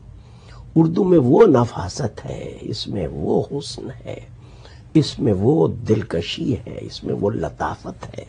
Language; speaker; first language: Urdu; native; Urdu